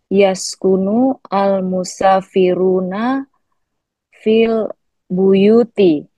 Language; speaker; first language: Arabic; non-native, learner; Indonesian